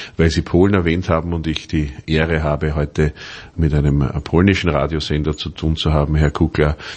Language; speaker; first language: German; native; German